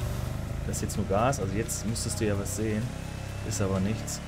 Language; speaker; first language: German; native; German